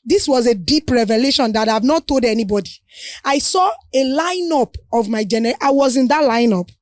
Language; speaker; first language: English; non-native, local second language; Yoruba